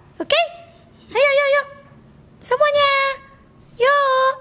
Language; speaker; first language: Indonesian; native; Indonesian